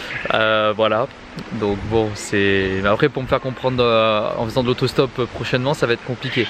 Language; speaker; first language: French; native; French